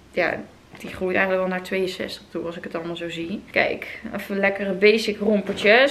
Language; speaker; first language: Dutch; native; Dutch